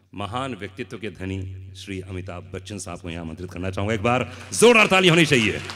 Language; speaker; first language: Hindi; native; Hindi